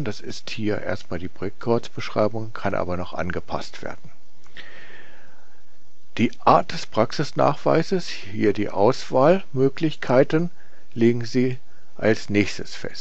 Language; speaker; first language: German; native; German